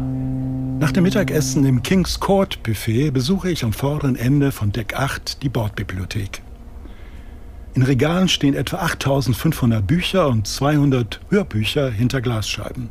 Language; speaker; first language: German; native; German